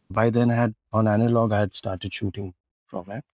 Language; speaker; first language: English; non-native, local second language; Marathi